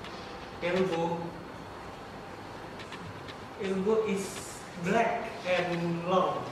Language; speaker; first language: English; non-native, learner; Indonesian